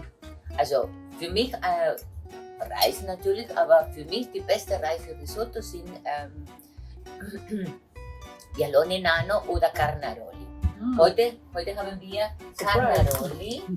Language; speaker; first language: German; non-native, fluent; Italian